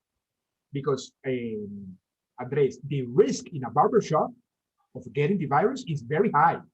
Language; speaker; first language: English; non-native, fluent; Spanish